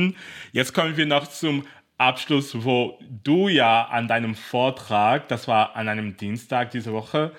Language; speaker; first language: German; native; German